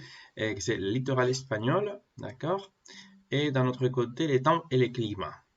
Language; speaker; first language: French; non-native, fluent; Spanish